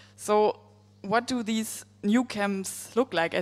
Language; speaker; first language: English; non-native, fluent; German